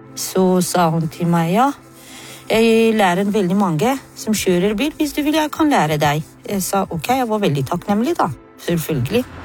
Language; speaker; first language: Norwegian; non-native, fluent; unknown